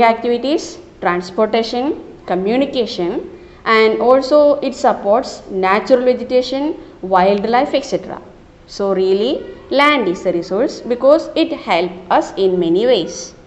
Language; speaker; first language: English; non-native, local second language; Malayalam